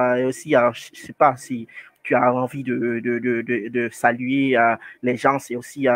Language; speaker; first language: French; non-native, fluent; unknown